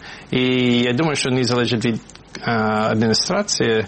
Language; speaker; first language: Ukrainian; non-native, fluent; English